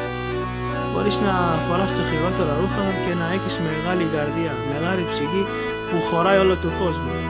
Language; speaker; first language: Greek; non-native, learner; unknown